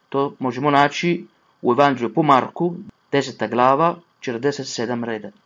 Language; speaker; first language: Croatian; non-native, fluent; Italian